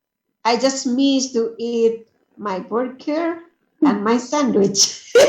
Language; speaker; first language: English; non-native, learner; Indonesian